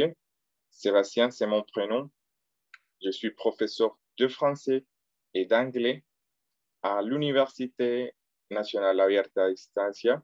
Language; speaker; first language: French; non-native, fluent; Spanish